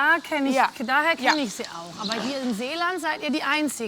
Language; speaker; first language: German; native; German